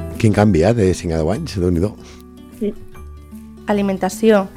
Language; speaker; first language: Catalan; native; Catalan